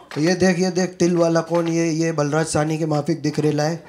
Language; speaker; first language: Hindi; native; Hindi